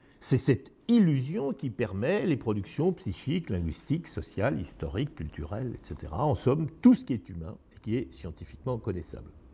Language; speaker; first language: French; native; French